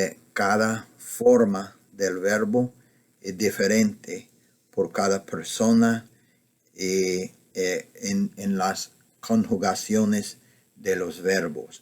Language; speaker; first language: Spanish; non-native, fluent; English